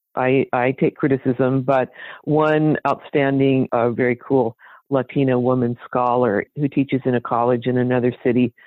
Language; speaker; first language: English; native; English